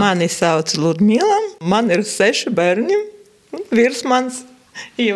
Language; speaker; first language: Latvian; non-native, local second language; Russian